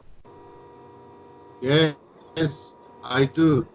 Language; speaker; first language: English; non-native, learner; Spanish